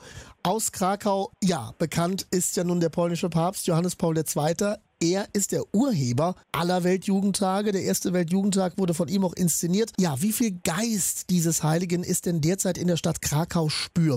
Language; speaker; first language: German; native; German